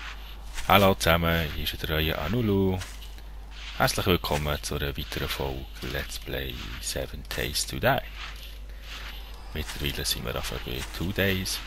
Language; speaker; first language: German; native; German